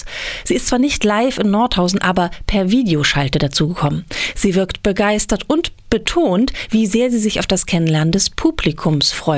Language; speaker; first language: German; native; German